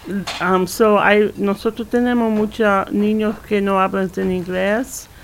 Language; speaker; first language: Spanish; non-native, learner; English